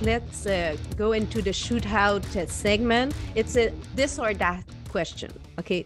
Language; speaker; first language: English; non-native, fluent; French